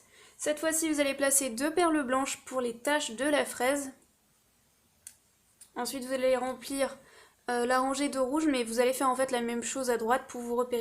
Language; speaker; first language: French; native; French